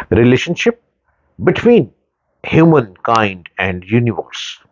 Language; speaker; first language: English; non-native, local second language; Urdu